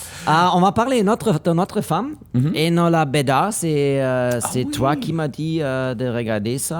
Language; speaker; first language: French; non-native, learner; German